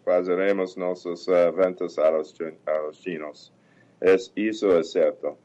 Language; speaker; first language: Portuguese; non-native, fluent; English